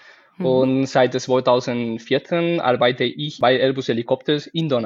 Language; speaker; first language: German; non-native, fluent; Spanish